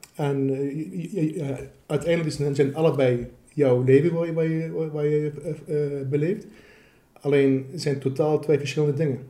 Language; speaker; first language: Dutch; early bilingual, other home language; Arabic